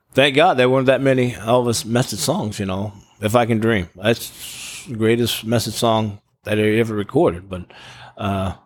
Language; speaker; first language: English; native; English